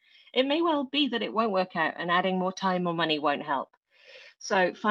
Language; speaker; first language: English; native; English